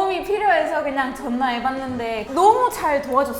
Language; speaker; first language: Korean; non-native, fluent; Spanish